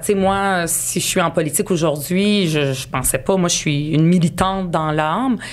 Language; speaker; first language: French; early bilingual, other home language; Arabic